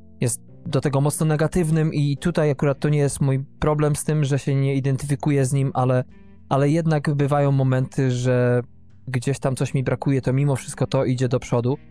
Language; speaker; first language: Polish; native; Polish